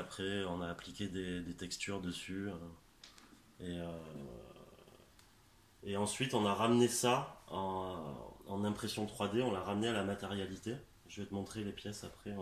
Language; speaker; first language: French; native; French